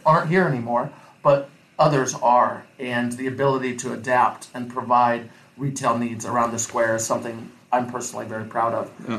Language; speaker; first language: English; native; English